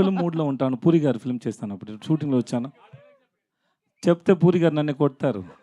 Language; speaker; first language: Telugu; non-native, learner; Tamil